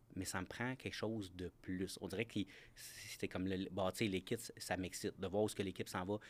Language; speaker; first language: French; native; French